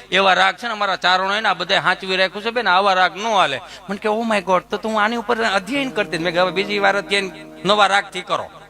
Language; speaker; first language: Gujarati; native; Gujarati